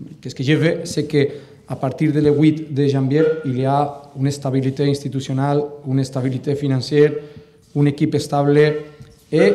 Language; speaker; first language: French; non-native, learner; Catalan